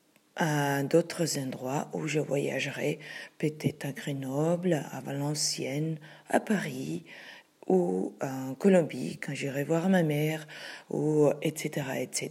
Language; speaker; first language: French; non-native, fluent; Spanish